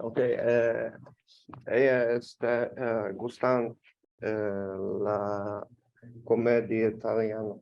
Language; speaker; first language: Spanish; non-native, learner; English